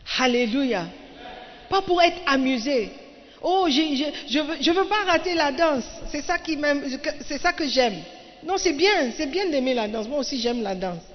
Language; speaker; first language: French; non-native, fluent; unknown